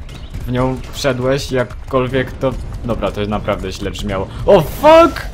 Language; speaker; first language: Polish; native; Polish